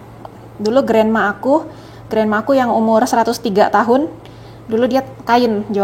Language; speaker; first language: Indonesian; native; Indonesian